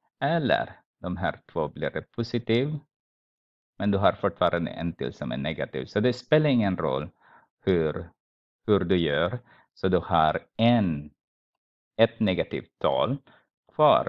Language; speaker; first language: Swedish; non-native, fluent; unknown